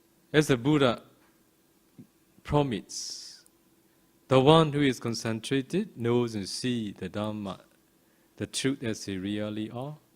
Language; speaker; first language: English; non-native, fluent; Burmese